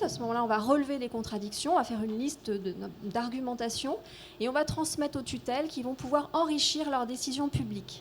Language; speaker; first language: French; native; French